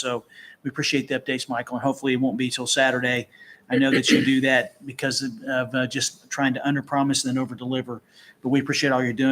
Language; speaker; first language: English; native; English